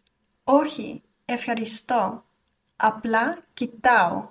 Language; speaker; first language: Greek; non-native, learner; English